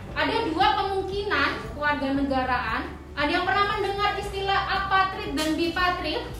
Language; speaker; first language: Indonesian; native; Indonesian